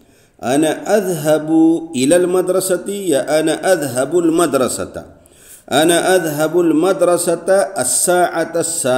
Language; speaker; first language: Arabic; non-native, fluent; Urdu